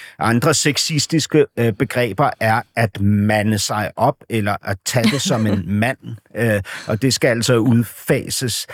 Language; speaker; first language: Danish; native; Danish